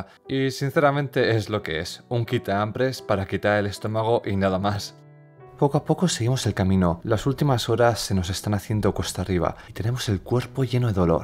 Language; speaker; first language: Spanish; native; Spanish